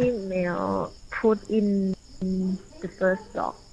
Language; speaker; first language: English; non-native, learner; Thai